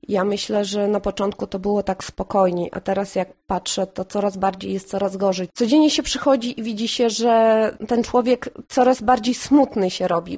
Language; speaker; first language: Polish; non-native, fluent; Ukrainian